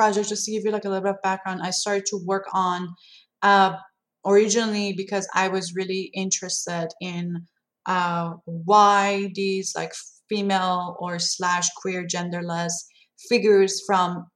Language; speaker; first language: English; non-native, fluent; Persian